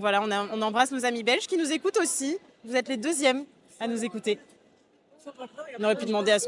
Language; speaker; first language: French; native; French